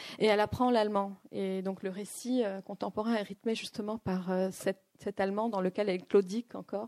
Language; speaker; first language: French; non-native, local second language; Arabic